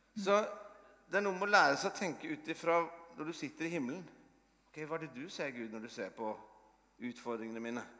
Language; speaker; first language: Norwegian; native; Norwegian